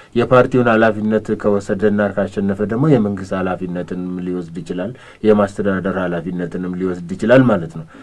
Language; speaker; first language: Amharic; non-native, local second language; Oromo